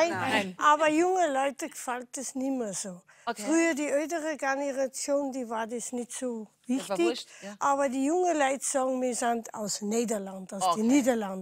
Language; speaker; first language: German; non-native, fluent; Dutch